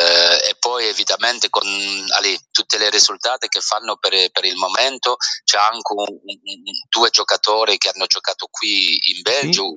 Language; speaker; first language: Italian; early bilingual, heritage; French